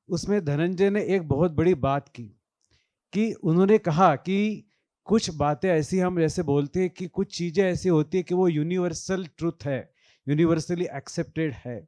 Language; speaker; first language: Hindi; non-native, local second language; Marathi